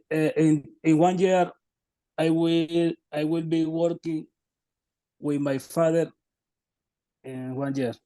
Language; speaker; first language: English; non-native, learner; Spanish